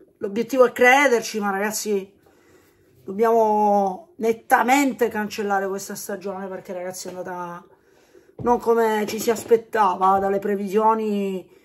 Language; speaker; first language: Italian; native; Italian